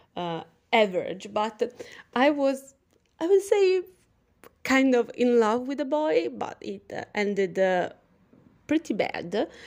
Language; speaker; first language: English; non-native, fluent; Italian